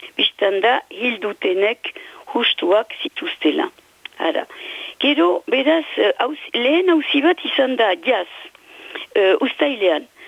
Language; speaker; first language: Basque; native; Basque